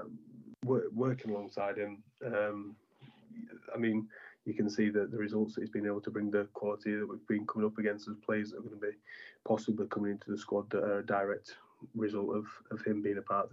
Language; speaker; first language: English; native; English